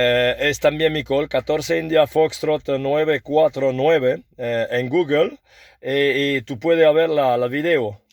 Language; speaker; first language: Spanish; non-native, learner; French